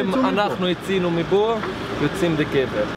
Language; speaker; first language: Hebrew; non-native, local second language; Arabic